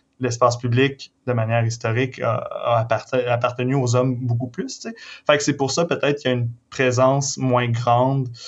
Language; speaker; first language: French; native; French